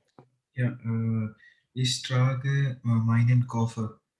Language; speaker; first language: German; non-native, learner; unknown